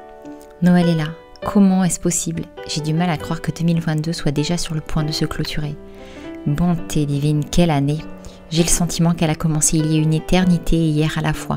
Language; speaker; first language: French; native; French